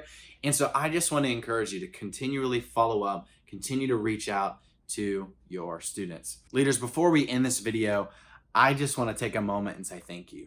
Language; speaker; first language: English; native; English